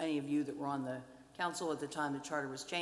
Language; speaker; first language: English; native; English